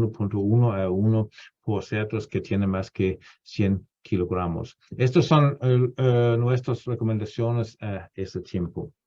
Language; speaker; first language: Spanish; non-native, fluent; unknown